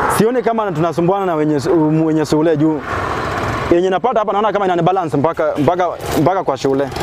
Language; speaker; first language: Swahili; non-native, local second language; Luo (Kenya and Tanzania)